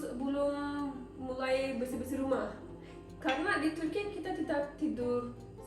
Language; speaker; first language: Indonesian; non-native, learner; Turkish